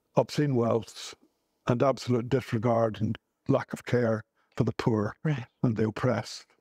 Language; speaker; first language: English; native; English